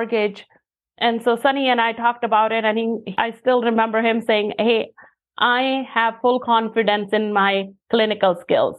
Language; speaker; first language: English; non-native, local second language; Punjabi